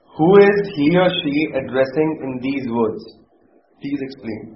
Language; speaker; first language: English; non-native, local second language; Urdu